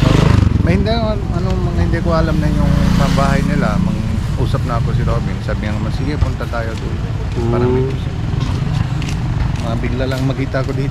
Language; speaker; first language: Filipino; non-native, learner; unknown